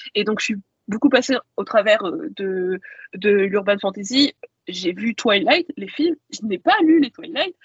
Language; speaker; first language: French; native; French